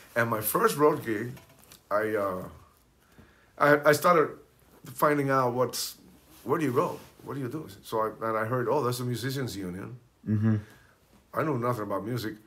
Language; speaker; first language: English; early bilingual, other home language; Spanish